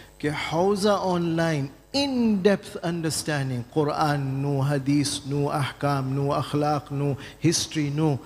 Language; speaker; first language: Gujarati; early bilingual, heritage; Gujarati